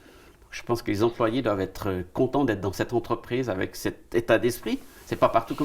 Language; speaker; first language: French; native; French